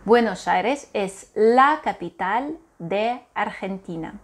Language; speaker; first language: Spanish; non-native, fluent; Russian